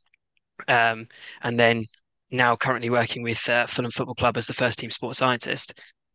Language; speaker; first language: English; native; English